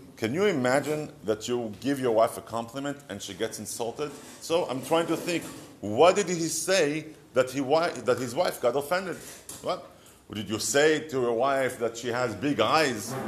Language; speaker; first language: English; non-native, fluent; Hebrew